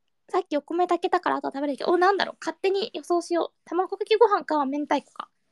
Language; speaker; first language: Japanese; early bilingual, heritage; Japanese